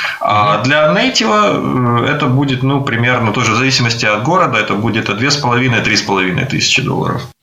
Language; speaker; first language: Russian; native; Russian